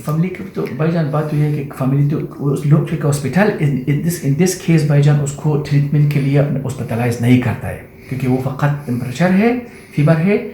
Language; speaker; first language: Hindi; non-native, learner; Persian